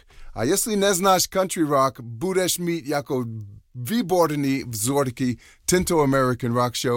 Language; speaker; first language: Czech; non-native, learner; English